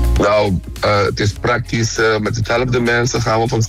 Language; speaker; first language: Dutch; non-native, local second language; Papiamento